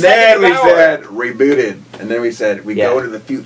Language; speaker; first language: English; native; English